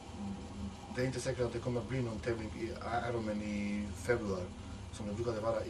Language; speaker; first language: Swedish; non-native, fluent; Macedonian